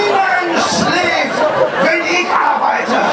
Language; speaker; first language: German; non-native, fluent; English